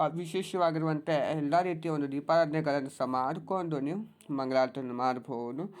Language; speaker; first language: Kannada; native; Kannada